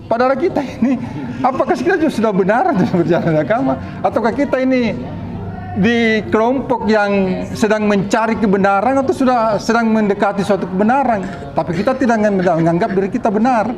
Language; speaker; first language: Indonesian; native; Indonesian